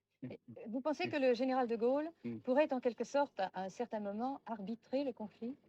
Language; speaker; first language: French; native; French